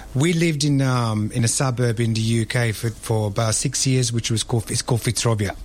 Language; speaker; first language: English; non-native, fluent; Italian